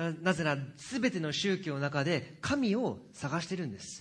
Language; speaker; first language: Japanese; native; Japanese